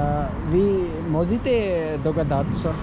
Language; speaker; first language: Russian; non-native, learner; Urdu